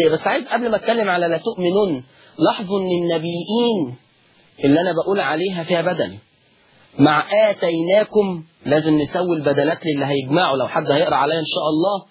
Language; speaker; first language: Arabic; native; Arabic